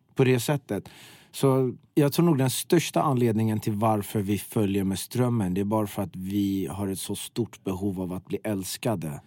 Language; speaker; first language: Swedish; early bilingual, other home language; Persian